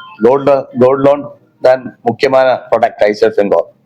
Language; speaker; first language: Tamil; non-native, local second language; Malayalam